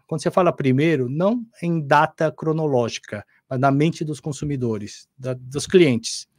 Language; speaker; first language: Portuguese; non-native, fluent; Korean